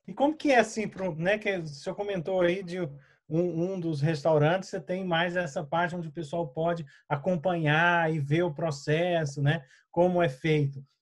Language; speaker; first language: Portuguese; native; Portuguese